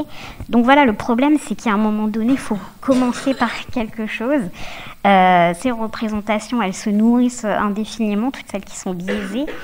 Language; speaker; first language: French; native; French